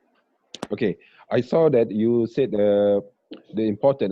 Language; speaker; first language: English; non-native, learner; Malay